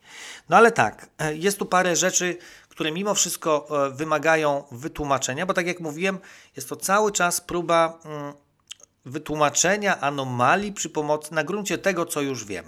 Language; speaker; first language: Polish; native; Polish